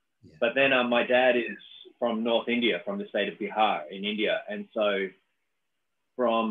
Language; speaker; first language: English; native; English